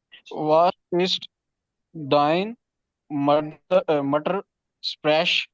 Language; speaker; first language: German; non-native, learner; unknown